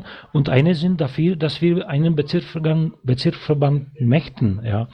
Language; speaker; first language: German; non-native, fluent; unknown